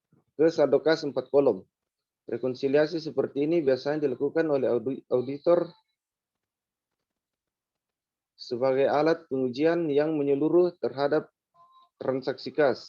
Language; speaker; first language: Indonesian; native; Indonesian